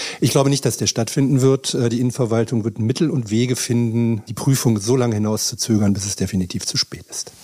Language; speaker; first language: German; native; German